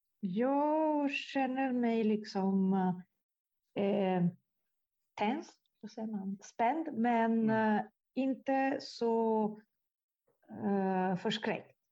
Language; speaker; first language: Swedish; non-native, fluent; Italian